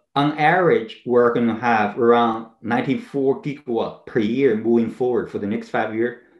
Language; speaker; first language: English; non-native, fluent; Chinese